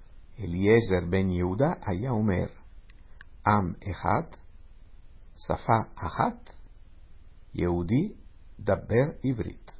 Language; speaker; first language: Hebrew; non-native, fluent; Italian